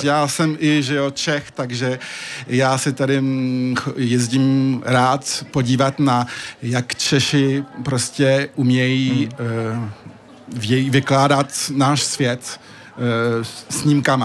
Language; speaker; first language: Czech; early bilingual, heritage; French